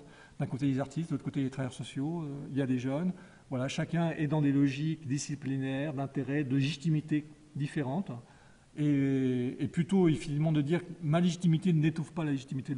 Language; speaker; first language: French; native; French